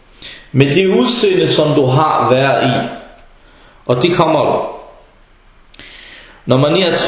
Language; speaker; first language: Danish; early bilingual, other home language; Arabic